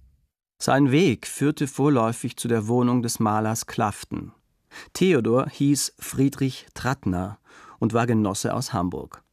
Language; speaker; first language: German; native; German